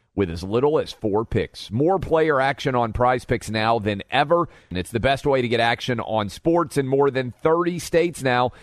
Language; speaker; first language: English; native; English